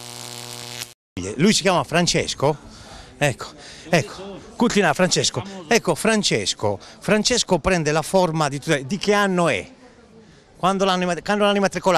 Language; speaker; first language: Italian; native; Italian